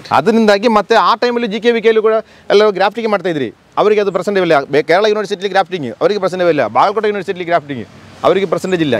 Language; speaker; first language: Kannada; non-native, local second language; Malayalam